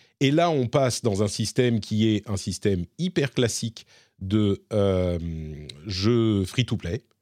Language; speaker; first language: French; native; French